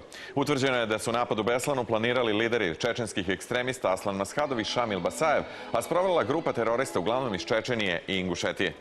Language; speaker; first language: Serbian; native; Serbian